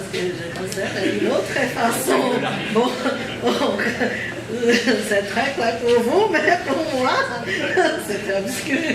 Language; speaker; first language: French; non-native, fluent; Portuguese